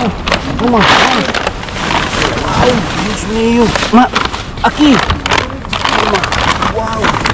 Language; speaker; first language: Spanish; non-native, learner; Filipino